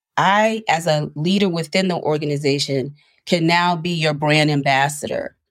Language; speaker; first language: English; native; English